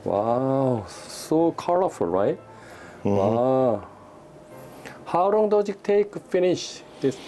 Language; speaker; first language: English; non-native, learner; Korean